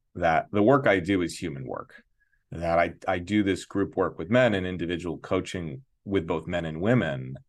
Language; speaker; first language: English; native; English